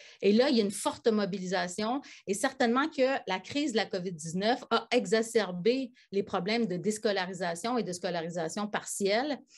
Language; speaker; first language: French; native; French